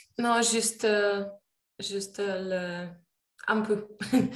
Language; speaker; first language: French; non-native, learner; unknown